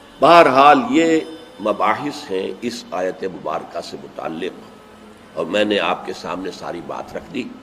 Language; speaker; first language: Urdu; native; Urdu